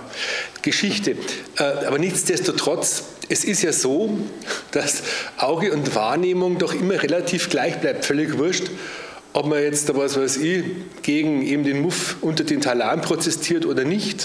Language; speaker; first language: German; native; German